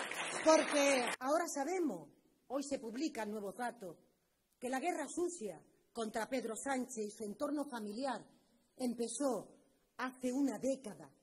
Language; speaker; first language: Spanish; native; Spanish